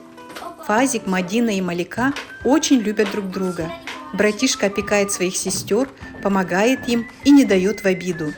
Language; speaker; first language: Russian; native; Russian